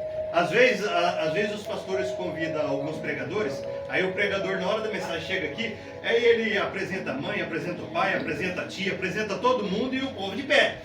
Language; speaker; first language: Portuguese; native; Portuguese